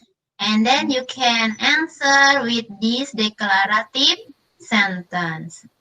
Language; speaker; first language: English; non-native, learner; Indonesian